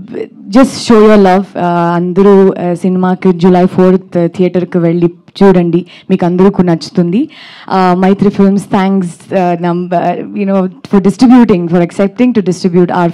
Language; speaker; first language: Telugu; non-native, learner; Kannada